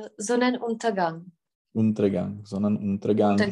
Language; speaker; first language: German; non-native, learner; Czech